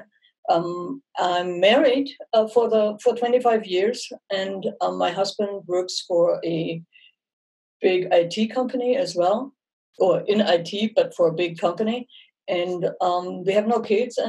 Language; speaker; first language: English; non-native, fluent; German